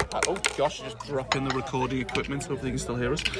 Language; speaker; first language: English; native; English